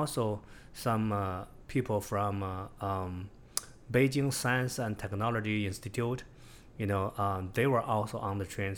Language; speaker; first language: English; non-native, fluent; Chinese